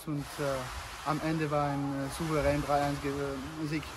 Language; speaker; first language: German; non-native, fluent; French